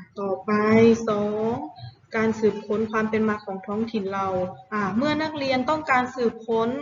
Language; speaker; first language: Thai; native; Thai